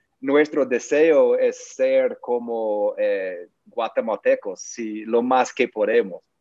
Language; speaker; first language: Spanish; non-native, learner; English